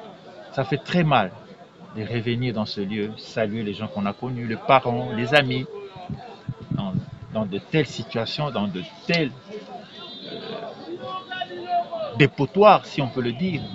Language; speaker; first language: French; non-native, local second language; Lingala